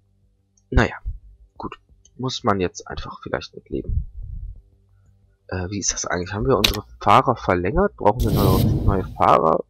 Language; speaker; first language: German; native; German